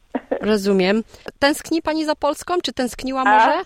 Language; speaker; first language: Polish; native; Polish